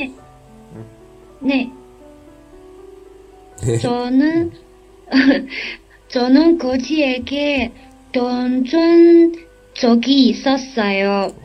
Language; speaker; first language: Korean; non-native, learner; Chinese